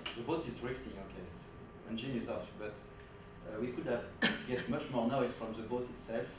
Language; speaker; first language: English; non-native, fluent; French